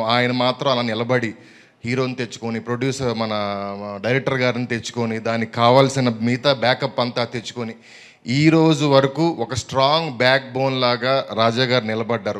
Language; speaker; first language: Telugu; native; Telugu